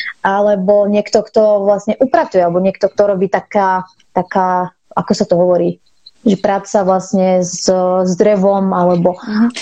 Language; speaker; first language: Slovak; non-native, fluent; Arabic